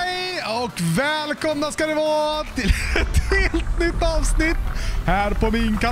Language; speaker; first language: Swedish; native; Swedish